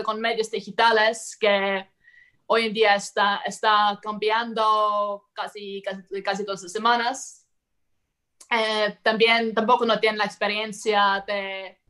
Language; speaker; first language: Spanish; non-native, fluent; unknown